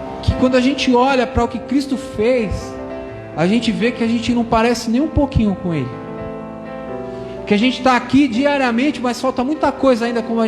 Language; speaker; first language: Portuguese; native; Portuguese